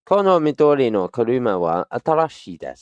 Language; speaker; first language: Japanese; non-native, learner; English